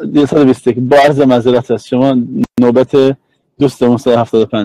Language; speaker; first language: Persian; native; Persian